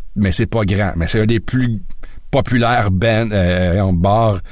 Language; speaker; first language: French; native; French